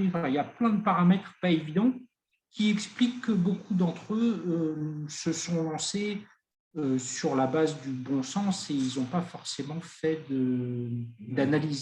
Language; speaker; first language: French; native; French